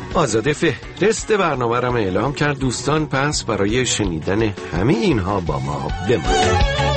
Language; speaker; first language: Persian; native; Persian